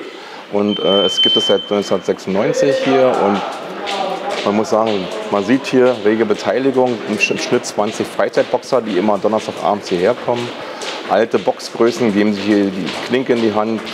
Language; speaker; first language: German; native; German